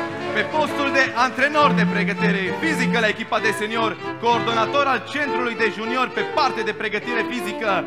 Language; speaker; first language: Romanian; native; Romanian